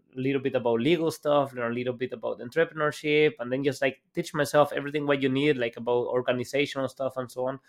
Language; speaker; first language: English; non-native, fluent; Spanish